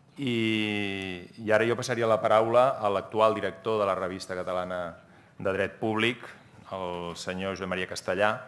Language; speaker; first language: Catalan; native; Catalan